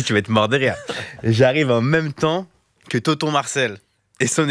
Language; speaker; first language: French; native; French